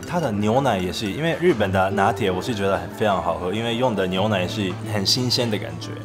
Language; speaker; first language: Chinese; non-native, fluent; Japanese